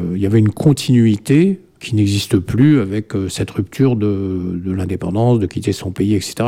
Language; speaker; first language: French; native; French